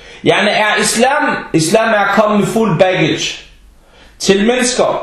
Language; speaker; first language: Danish; early bilingual, other home language; Arabic